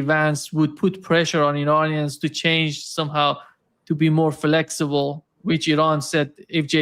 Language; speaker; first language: English; non-native, fluent; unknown